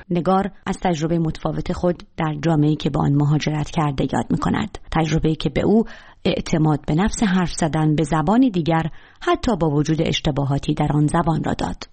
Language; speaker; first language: Persian; native; Persian